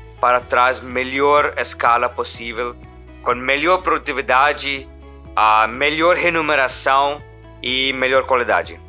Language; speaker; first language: Portuguese; non-native, learner; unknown